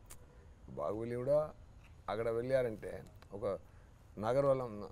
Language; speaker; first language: Telugu; non-native, learner; Tamil